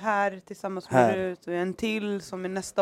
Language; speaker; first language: Swedish; native; Swedish